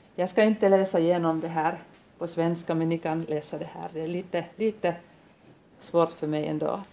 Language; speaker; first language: Swedish; non-native, local second language; Finnish